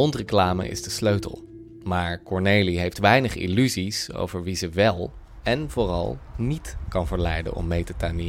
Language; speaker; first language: Dutch; native; Dutch